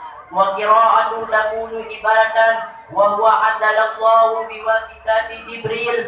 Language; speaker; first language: Arabic; non-native, learner; Achinese